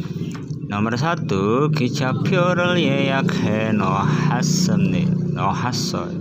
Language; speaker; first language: Korean; non-native, learner; Indonesian